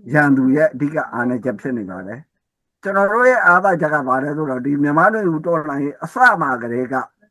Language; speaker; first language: Burmese; non-native, local second language; S'gaw Karen